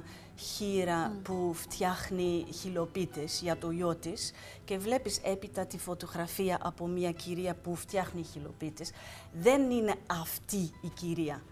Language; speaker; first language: Greek; non-native, fluent; Dutch